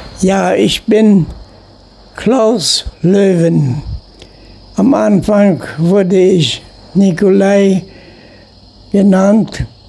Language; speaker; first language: German; non-native, local second language; Low German